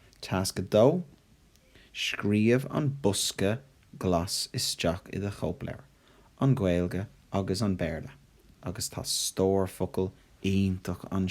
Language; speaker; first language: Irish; non-native, local second language; English